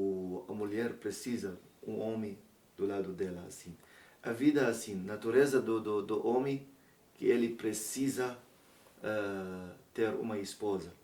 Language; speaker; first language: Portuguese; non-native, learner; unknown